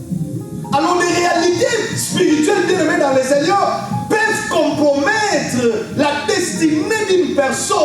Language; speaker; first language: French; non-native, local second language; Lingala